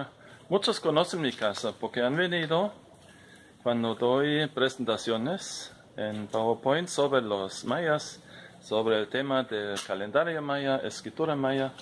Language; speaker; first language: Spanish; non-native, fluent; German